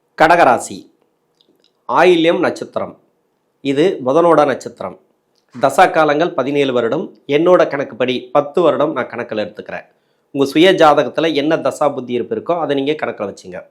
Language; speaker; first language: Tamil; native; Tamil